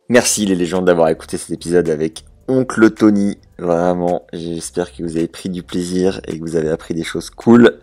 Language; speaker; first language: French; native; French